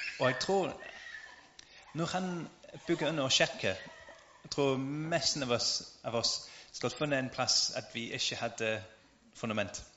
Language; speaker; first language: Norwegian; non-native, learner; English